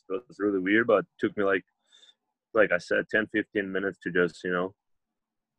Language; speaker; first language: English; non-native, fluent; Russian